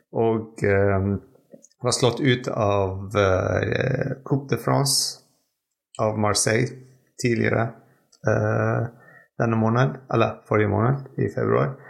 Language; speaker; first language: Norwegian; non-native, fluent; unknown